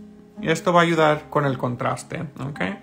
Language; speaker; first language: Spanish; early bilingual, heritage; Spanish